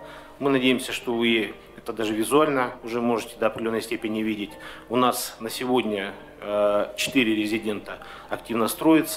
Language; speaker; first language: Russian; native; Russian